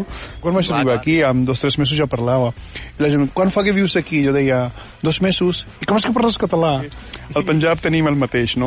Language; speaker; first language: Catalan; non-native, fluent; Punjabi